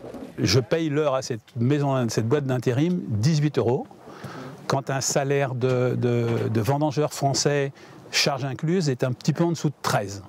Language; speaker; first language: French; native; French